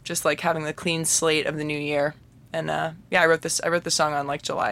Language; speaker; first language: English; native; English